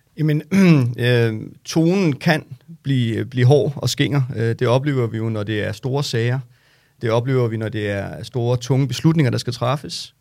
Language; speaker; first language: Danish; early bilingual, other home language; Turkish